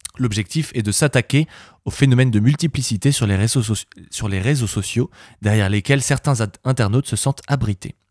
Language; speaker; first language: French; native; French